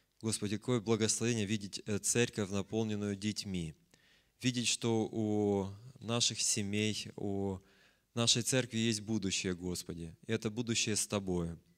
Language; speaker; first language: Russian; native; Russian